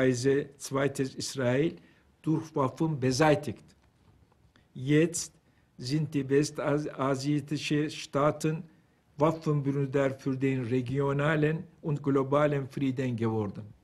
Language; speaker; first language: German; non-native, fluent; Turkish